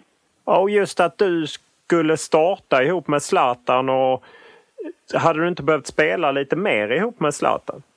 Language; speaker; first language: Swedish; native; Swedish